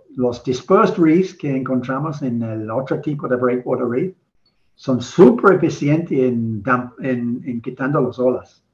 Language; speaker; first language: Spanish; non-native, learner; English